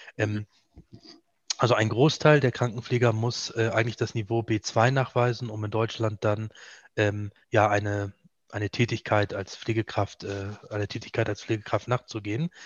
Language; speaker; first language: German; native; German